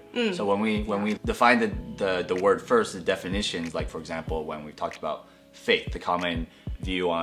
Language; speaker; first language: English; native; English